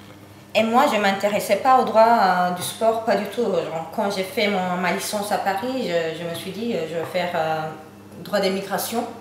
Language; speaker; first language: French; non-native, fluent; Turkish